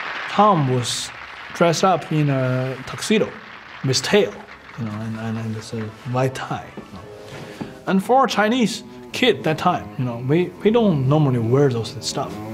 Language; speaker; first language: English; non-native, fluent; Chinese